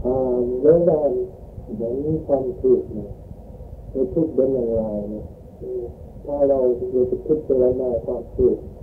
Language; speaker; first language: Thai; non-native, learner; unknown